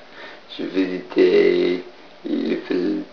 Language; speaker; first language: French; non-native, learner; English